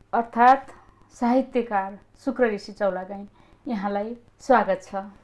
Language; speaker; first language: Nepali; native; Nepali